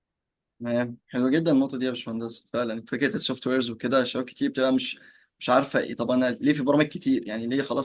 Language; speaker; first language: Arabic; native; Arabic